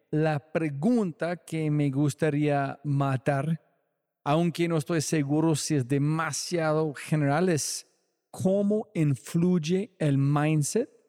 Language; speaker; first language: Spanish; non-native, fluent; English